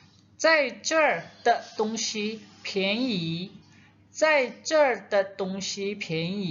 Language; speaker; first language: Chinese; non-native, fluent; Indonesian